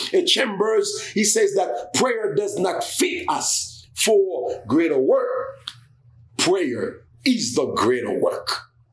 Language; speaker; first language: English; non-native, fluent; Haitian Creole